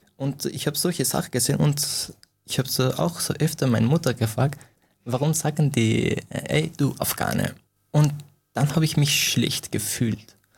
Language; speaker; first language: German; non-native, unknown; Persian